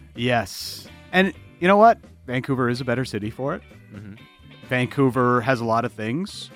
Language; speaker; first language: English; early bilingual, other home language; Italian